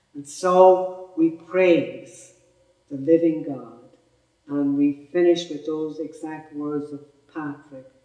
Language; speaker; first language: English; native; English